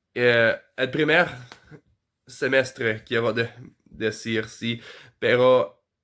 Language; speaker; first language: Spanish; non-native, fluent; French